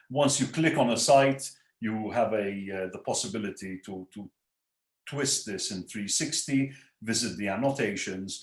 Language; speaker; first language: English; non-native, local second language; Maltese